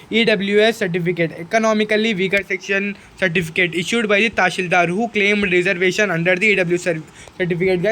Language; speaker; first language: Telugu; non-native, local second language; Urdu